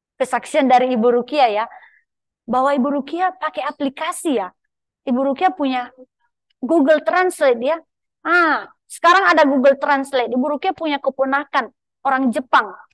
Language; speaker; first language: Indonesian; native; Indonesian